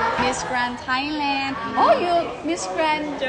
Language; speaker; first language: English; non-native, learner; Thai